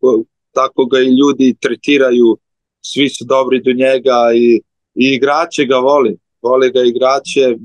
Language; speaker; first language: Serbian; early bilingual, heritage; Slovenian